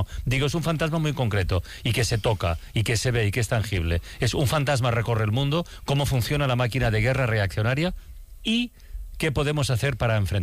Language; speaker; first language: Spanish; native; Spanish